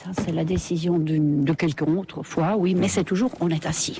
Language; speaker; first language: French; non-native, fluent; Estonian